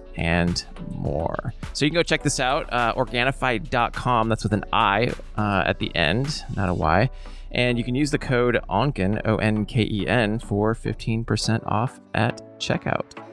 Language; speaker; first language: English; native; English